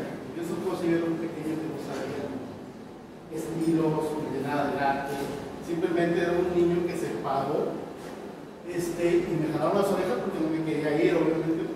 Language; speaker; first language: Spanish; native; Spanish